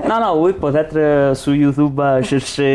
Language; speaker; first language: French; non-native, learner; Italian